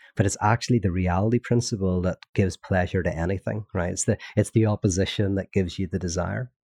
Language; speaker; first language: English; native; English